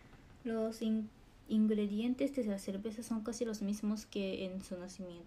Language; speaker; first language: Spanish; non-native, learner; Japanese